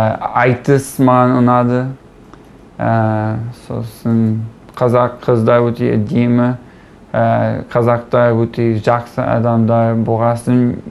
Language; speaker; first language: Kazakh; non-native, learner; English